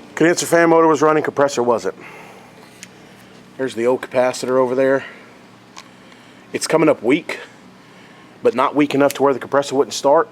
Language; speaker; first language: English; native; English